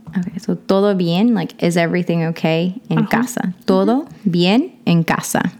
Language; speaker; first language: Spanish; non-native, learner; English